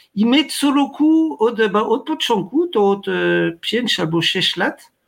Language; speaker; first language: Polish; non-native, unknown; French